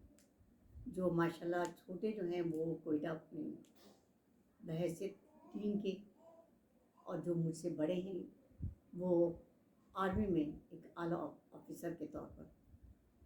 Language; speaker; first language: Urdu; native; Urdu